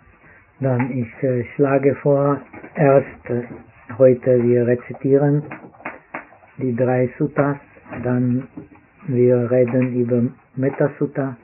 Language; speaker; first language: German; non-native, fluent; Czech